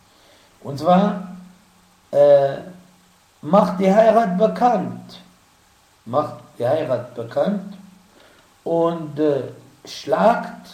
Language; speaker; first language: German; non-native, fluent; Arabic